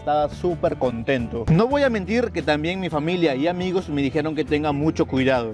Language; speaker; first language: Spanish; native; Spanish